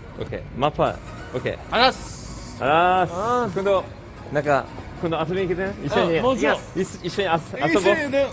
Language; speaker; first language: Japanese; non-native, learner; Korean